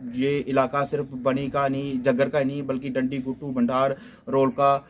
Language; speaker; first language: Hindi; native; Hindi